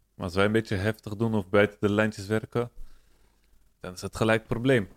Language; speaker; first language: Dutch; early bilingual, other home language; Turkish